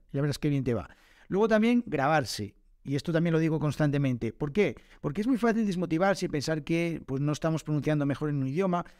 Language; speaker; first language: Spanish; native; Spanish